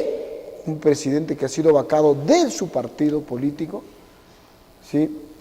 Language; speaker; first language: Spanish; native; Spanish